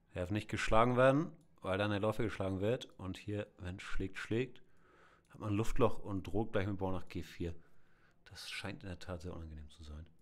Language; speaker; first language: German; native; German